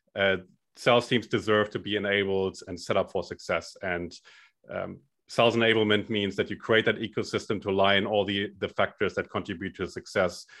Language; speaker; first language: English; non-native, fluent; German